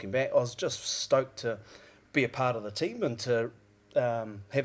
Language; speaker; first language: English; native; English